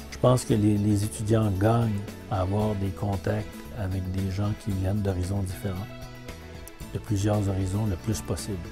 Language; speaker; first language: French; native; French